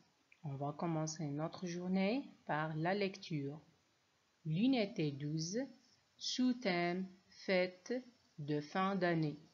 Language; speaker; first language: French; non-native, local second language; Arabic